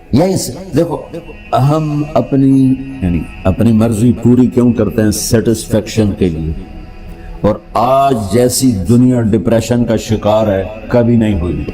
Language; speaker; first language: Urdu; non-native, local second language; Punjabi